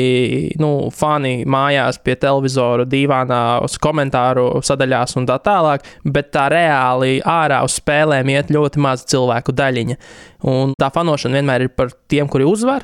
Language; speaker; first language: Latvian; native; Latvian